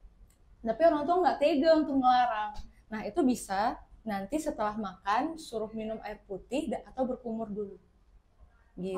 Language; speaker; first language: Indonesian; native; Indonesian